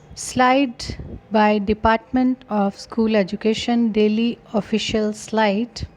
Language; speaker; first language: English; non-native, local second language; Punjabi